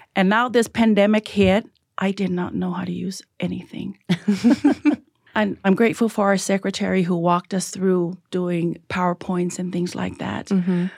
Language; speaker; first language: English; early bilingual, other home language; Tongan